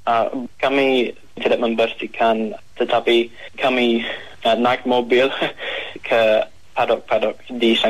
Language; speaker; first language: Indonesian; non-native, learner; English